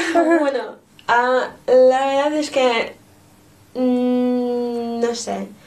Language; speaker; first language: Spanish; non-native, fluent; English